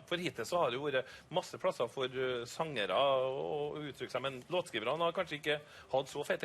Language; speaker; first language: Norwegian; native; Norwegian